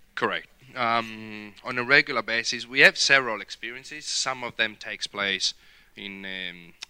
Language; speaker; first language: English; non-native, fluent; Italian